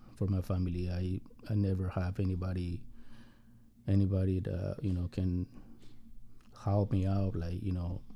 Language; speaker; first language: English; non-native, learner; Spanish